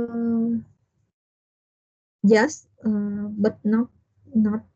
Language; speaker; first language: English; non-native, learner; Vietnamese